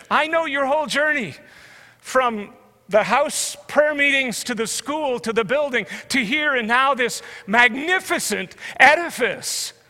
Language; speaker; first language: English; native; English